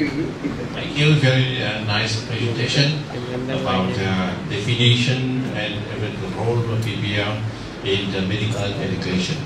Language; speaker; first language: English; non-native, local second language; Vietnamese